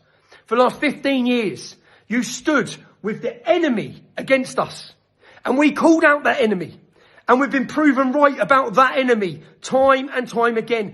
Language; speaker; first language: English; native; English